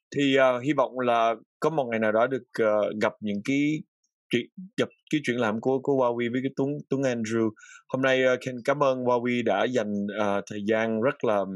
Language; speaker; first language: Vietnamese; early bilingual, heritage; Vietnamese